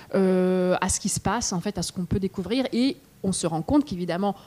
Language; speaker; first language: French; non-native, fluent; Russian